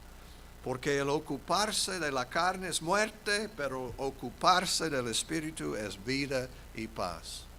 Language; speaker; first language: Spanish; non-native, fluent; English